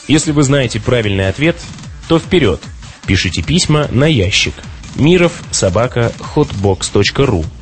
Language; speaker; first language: Russian; native; Russian